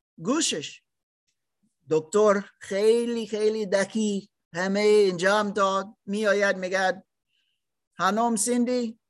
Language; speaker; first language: Persian; non-native, learner; German